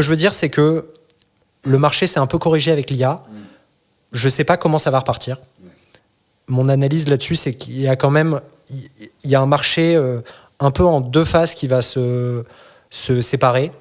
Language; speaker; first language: French; native; French